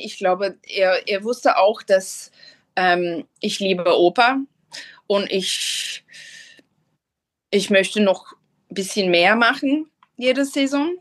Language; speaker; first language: German; non-native, fluent; English